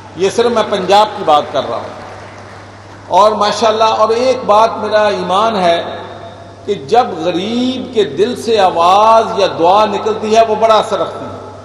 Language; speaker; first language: Urdu; non-native, local second language; Punjabi